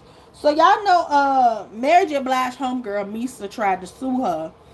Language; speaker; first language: English; native; English